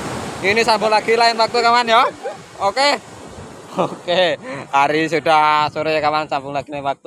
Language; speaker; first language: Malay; non-native, local second language; Javanese